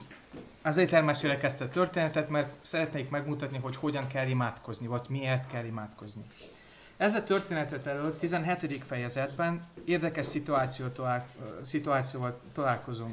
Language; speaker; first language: Hungarian; non-native, learner; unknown